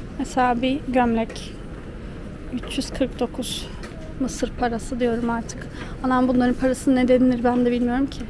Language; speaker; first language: Turkish; early bilingual, heritage; Turkish